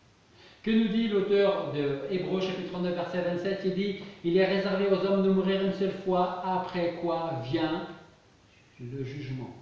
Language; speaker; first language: French; native; French